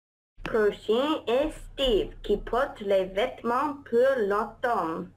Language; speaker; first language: French; non-native, learner; English